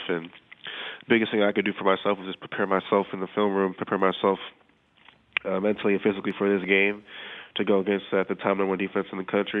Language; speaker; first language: English; native; English